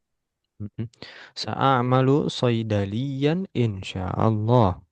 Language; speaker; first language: Arabic; non-native, fluent; Indonesian